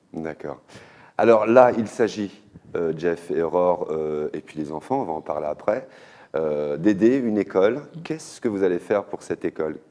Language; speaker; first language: French; native; French